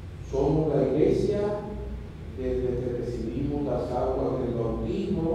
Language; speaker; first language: Spanish; native; Spanish